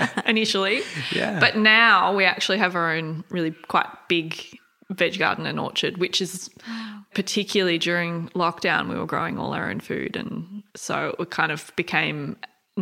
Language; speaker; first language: English; native; English